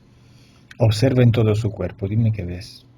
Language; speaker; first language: Spanish; non-native, fluent; Italian